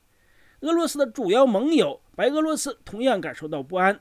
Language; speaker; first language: Chinese; native; Chinese